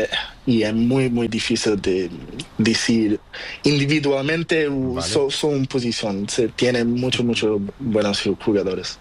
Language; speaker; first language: Spanish; non-native, learner; Portuguese